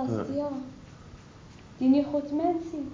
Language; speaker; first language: Dutch; non-native, learner; Arabic